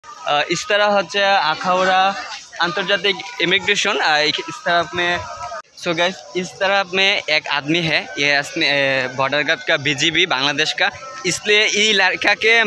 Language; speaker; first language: Hindi; non-native, learner; Bangla